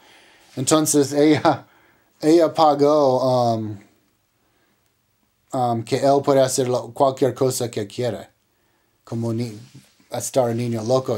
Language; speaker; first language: Spanish; non-native, learner; English